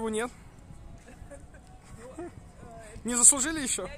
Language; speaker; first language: Russian; native; Russian